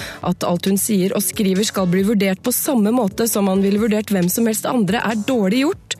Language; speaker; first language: Norwegian; native; Norwegian